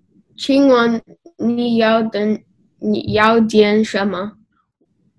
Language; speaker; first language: Chinese; non-native, learner; English